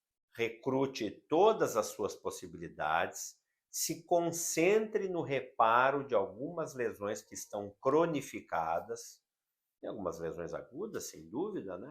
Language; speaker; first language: Portuguese; native; Portuguese